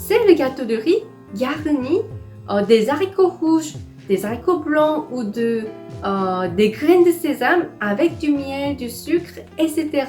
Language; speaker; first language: French; non-native, fluent; Korean